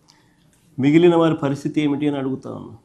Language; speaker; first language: Telugu; native; Telugu